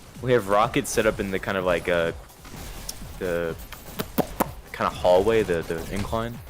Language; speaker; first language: English; native; English